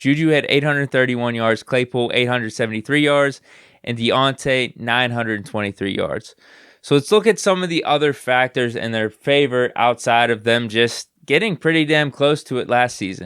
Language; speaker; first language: English; native; English